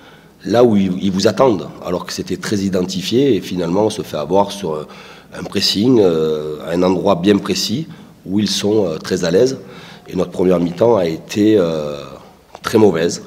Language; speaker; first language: French; native; French